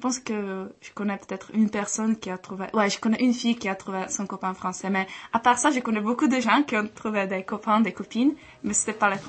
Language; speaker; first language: French; non-native, fluent; Czech